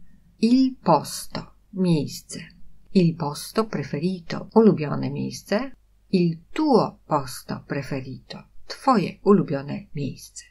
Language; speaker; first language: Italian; non-native, fluent; Polish